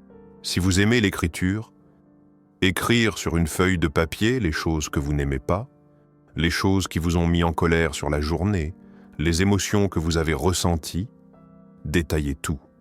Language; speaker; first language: French; native; French